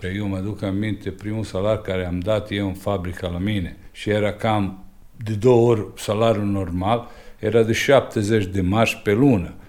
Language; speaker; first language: Romanian; non-native, fluent; Italian